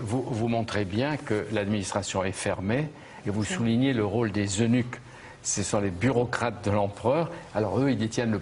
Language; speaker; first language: French; native; French